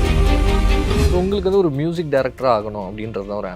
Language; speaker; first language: Tamil; native; Tamil